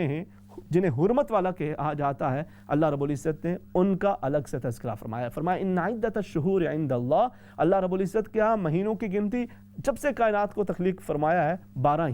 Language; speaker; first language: Urdu; native; Urdu